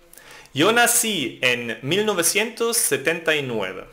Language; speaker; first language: Spanish; non-native, fluent; German